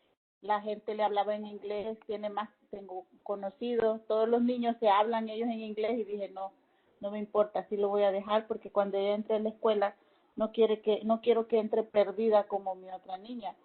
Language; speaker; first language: Spanish; early bilingual, heritage; Spanish